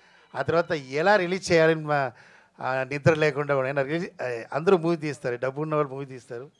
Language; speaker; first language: Telugu; non-native, fluent; Tamil